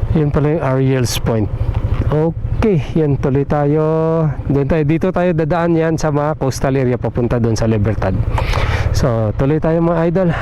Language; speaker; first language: Filipino; non-native, local second language; Aklanon